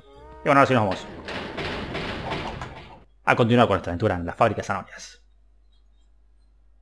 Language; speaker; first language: Spanish; native; Spanish